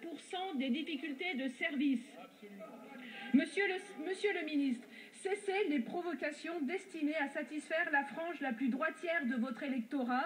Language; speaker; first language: French; native; French